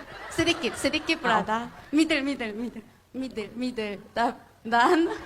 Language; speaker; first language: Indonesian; non-native, fluent; Korean